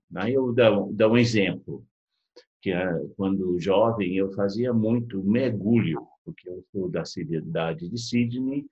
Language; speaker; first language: Portuguese; non-native, fluent; English